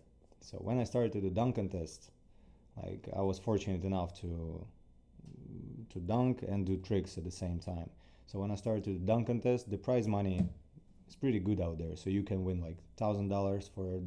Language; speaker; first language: English; non-native, fluent; Ukrainian